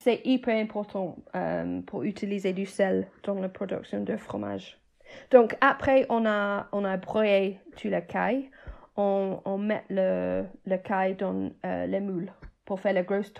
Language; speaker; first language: French; non-native, fluent; English